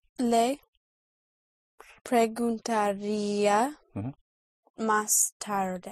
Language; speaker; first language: Spanish; non-native, learner; English